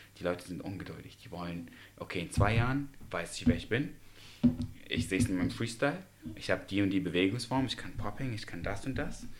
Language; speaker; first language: German; early bilingual, other home language; Russian